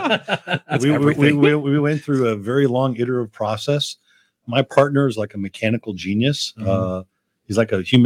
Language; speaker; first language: English; native; English